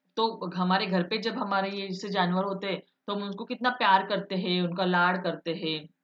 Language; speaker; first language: Hindi; non-native, local second language; Marathi